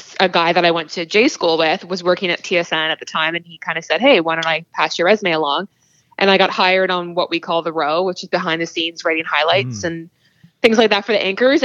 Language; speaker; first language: English; native; English